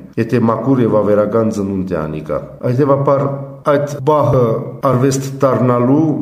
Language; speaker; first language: Armenian; early bilingual, heritage; Armenian